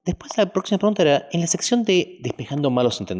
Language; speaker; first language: Spanish; native; Spanish